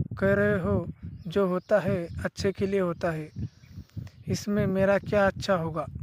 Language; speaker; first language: Hindi; non-native, local second language; Marathi